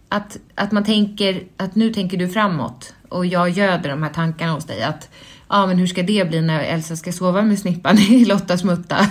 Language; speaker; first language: Swedish; native; Swedish